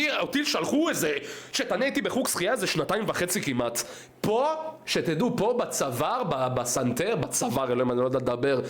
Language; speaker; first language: Hebrew; early bilingual, other home language; Russian